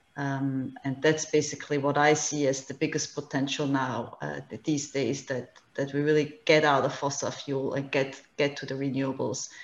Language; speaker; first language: English; non-native, fluent; German